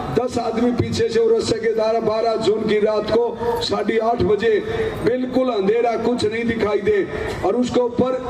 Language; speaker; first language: Hindi; native; Hindi